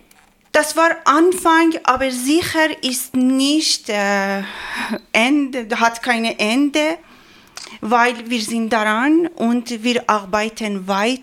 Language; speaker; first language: German; non-native, learner; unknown